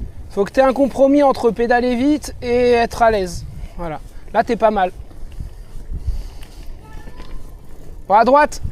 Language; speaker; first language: French; native; French